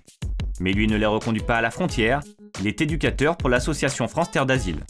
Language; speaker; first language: French; native; French